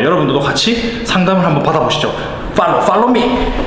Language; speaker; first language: Korean; native; Korean